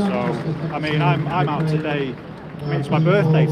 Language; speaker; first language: English; native; English